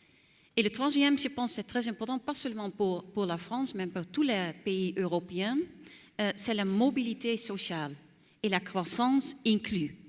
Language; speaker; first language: French; non-native, fluent; Dutch